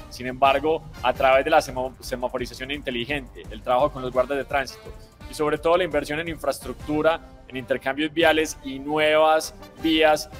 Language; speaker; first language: Spanish; native; Spanish